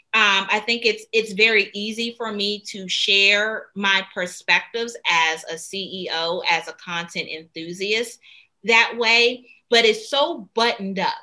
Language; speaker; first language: English; native; English